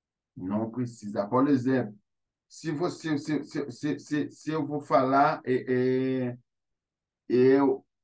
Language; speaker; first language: Portuguese; non-native, fluent; Haitian Creole